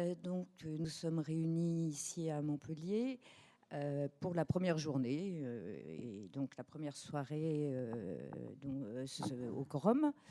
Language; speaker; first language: French; native; French